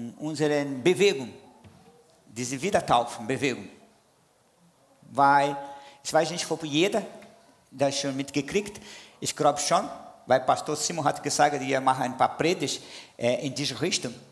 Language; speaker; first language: German; non-native, fluent; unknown